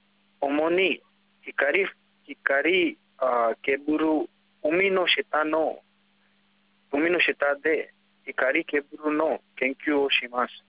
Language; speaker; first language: Japanese; non-native, learner; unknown